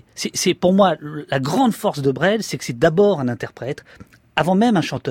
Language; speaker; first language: French; native; French